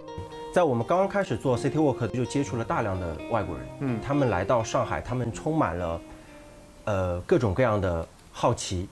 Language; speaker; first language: Chinese; native; Chinese